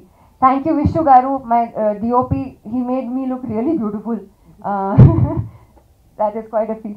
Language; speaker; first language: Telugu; non-native, learner; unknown